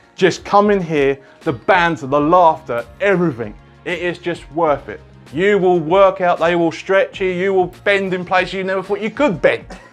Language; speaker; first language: English; native; English